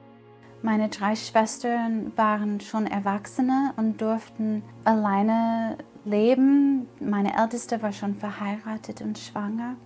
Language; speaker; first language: German; non-native, fluent; English